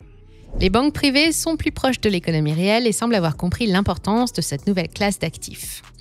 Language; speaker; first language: French; native; French